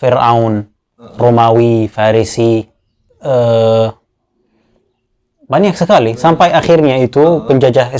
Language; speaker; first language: Indonesian; non-native, fluent; Arabic